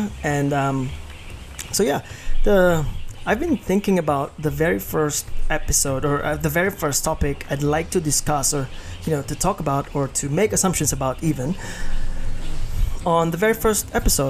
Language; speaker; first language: English; non-native, local second language; Hiligaynon